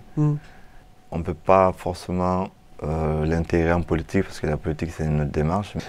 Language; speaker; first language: French; non-native, local second language; Mossi